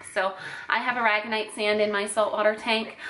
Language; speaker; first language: English; native; English